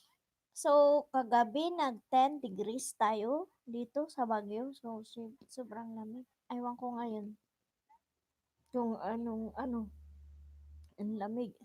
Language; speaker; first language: Filipino; non-native, local second language; Bikol